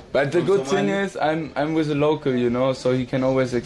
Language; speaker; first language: English; non-native, learner; German